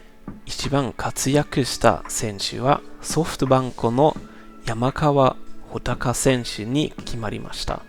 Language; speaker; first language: Japanese; non-native, learner; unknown